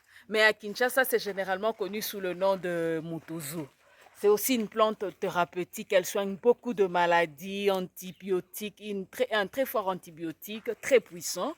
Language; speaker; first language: French; non-native, local second language; Swahili